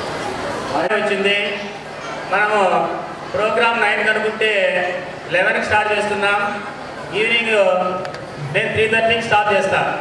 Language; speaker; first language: Telugu; native; Telugu